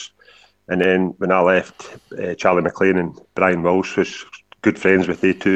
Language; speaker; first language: English; native; English